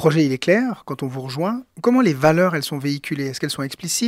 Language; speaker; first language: French; native; French